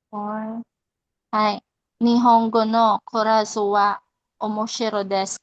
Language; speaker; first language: Japanese; non-native, learner; Filipino